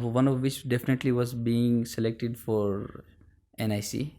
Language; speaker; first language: English; non-native, local second language; Urdu